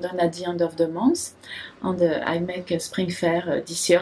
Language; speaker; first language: English; non-native, learner; French